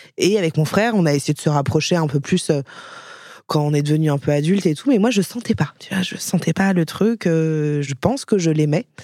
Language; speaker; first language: French; native; French